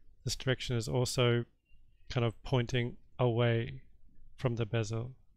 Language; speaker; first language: English; native; English